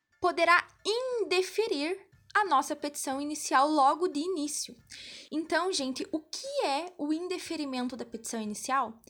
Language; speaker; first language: Portuguese; native; Portuguese